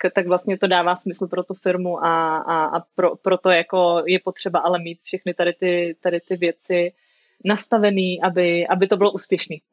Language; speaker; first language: Czech; native; Czech